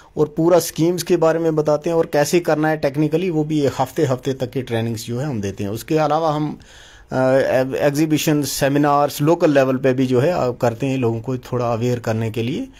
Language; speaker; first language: Hindi; non-native, local second language; Kashmiri